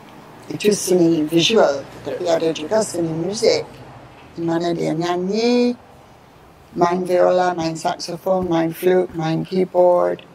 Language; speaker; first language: Indonesian; non-native, fluent; English